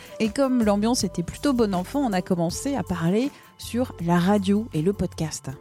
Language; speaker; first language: French; native; French